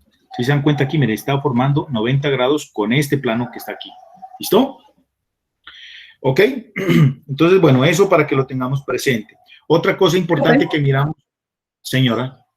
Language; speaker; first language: Spanish; native; Spanish